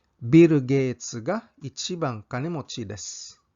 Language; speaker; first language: Japanese; non-native, fluent; Cebuano